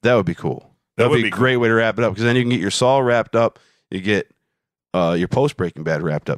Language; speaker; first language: English; native; English